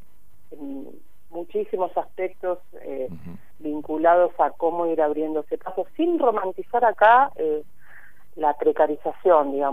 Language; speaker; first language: Spanish; native; Spanish